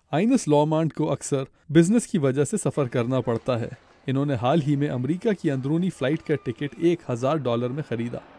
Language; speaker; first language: Urdu; native; Urdu